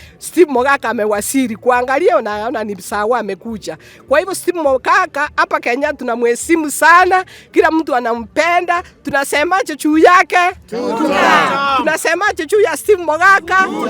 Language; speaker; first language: Swahili; non-native, local second language; Gusii